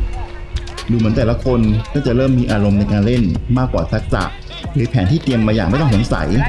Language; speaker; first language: Thai; native; Thai